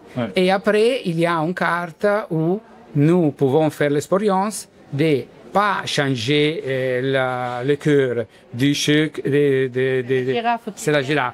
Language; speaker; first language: French; non-native, learner; Italian